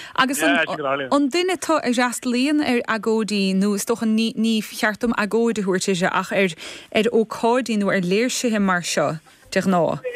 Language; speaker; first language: Irish; native; Irish